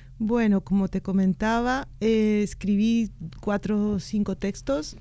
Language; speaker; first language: Spanish; native; Spanish